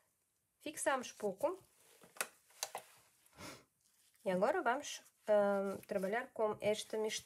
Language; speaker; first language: Portuguese; non-native, learner; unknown